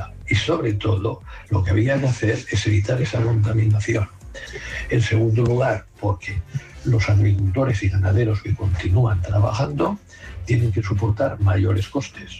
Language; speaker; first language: Spanish; native; Spanish